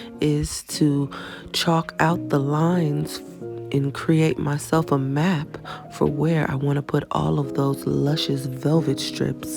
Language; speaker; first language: English; native; English